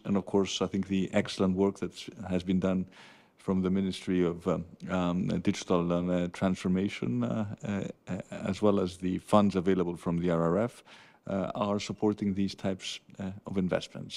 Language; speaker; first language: English; non-native, fluent; Greek